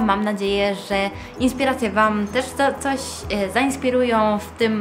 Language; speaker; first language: Polish; early bilingual, heritage; Polish